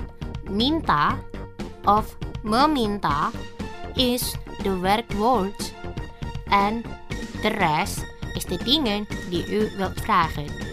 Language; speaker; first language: Dutch; non-native, fluent; Indonesian